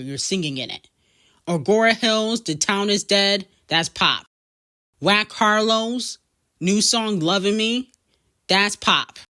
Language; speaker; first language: English; native; English